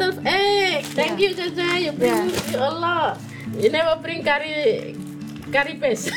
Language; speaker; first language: English; non-native, local second language; Indonesian